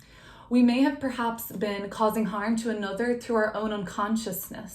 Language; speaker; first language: English; native; English